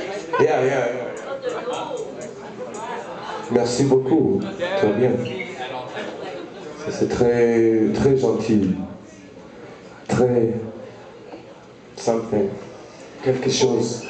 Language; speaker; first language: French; non-native, learner; English